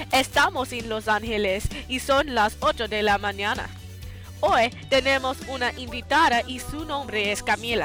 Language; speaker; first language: Spanish; non-native, learner; English